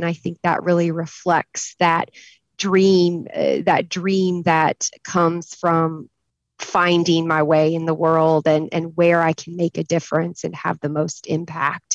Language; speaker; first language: English; native; English